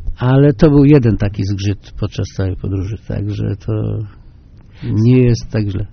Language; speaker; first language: Polish; native; Polish